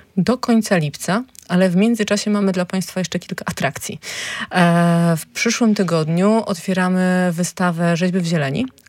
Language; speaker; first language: Polish; native; Polish